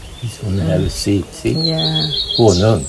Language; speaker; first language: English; non-native, learner; Swedish